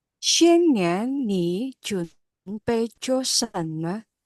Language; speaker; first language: Chinese; non-native, learner; Indonesian